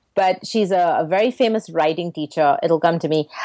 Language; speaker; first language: English; native; English